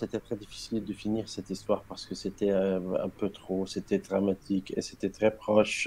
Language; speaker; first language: French; non-native, learner; Arabic